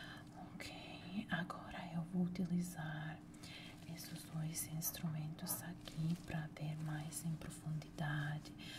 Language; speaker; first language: Portuguese; non-native, fluent; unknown